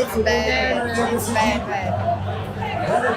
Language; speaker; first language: English; non-native, learner; Portuguese